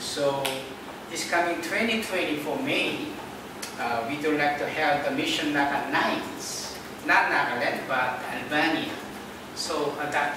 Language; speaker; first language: English; non-native, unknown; Korean